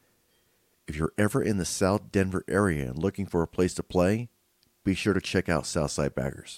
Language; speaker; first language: English; native; English